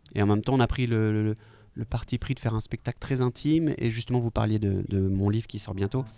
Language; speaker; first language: French; native; French